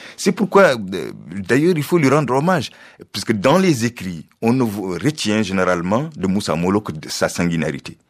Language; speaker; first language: French; non-native, local second language; Fula